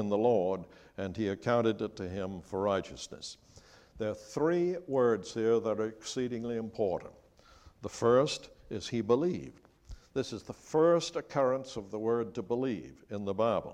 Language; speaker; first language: English; native; English